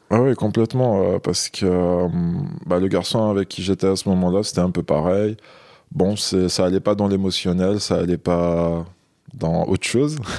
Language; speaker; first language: French; non-native, local second language; Kabyle